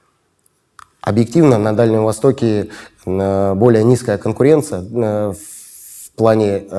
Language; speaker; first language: Russian; native; Russian